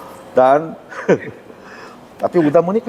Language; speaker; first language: Indonesian; non-native, learner; Korean